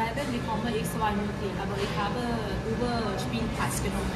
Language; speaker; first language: German; non-native, learner; Thai